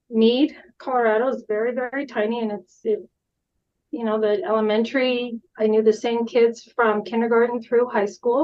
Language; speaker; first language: English; native; English